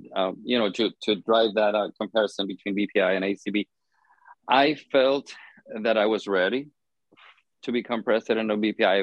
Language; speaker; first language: English; non-native, fluent; Spanish